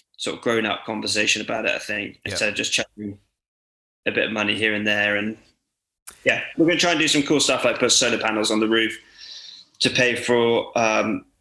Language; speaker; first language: English; native; English